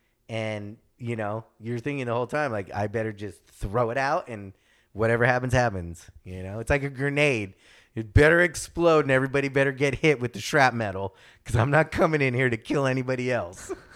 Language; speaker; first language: English; early bilingual, other home language; German